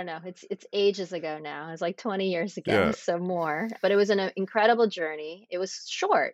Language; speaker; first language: English; native; English